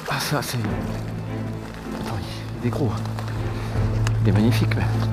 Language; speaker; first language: French; native; French